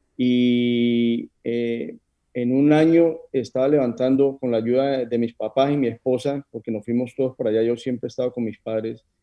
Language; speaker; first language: Spanish; native; Spanish